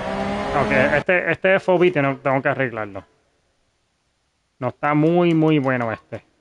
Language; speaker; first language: Spanish; early bilingual, heritage; Spanish